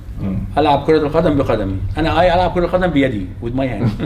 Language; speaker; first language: Arabic; non-native, fluent; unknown